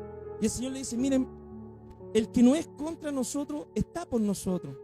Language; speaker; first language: Spanish; native; Spanish